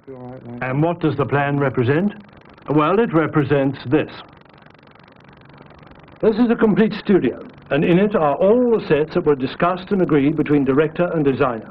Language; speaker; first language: English; native; English